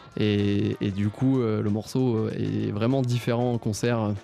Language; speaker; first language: French; native; French